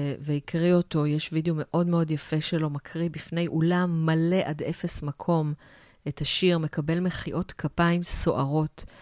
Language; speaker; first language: Hebrew; native; Hebrew